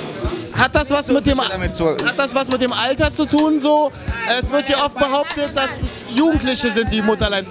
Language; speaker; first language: German; native; German